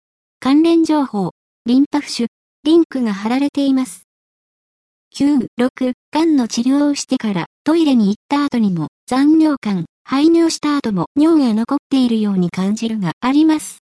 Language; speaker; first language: Japanese; native; Japanese